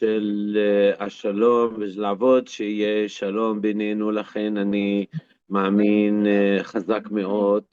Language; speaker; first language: Hebrew; non-native, local second language; Arabic